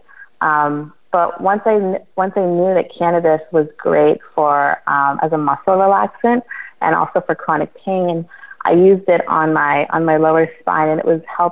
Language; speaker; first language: English; native; English